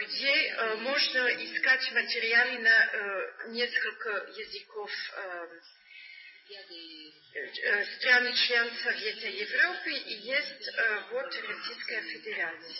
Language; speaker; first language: Russian; non-native, learner; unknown